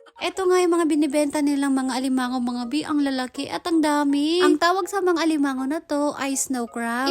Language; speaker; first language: Filipino; native; Filipino